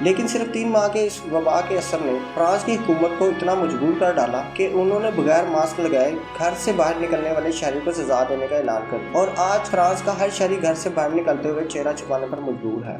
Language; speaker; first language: Urdu; native; Urdu